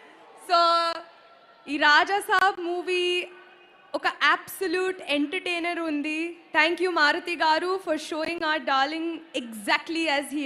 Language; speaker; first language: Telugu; non-native, learner; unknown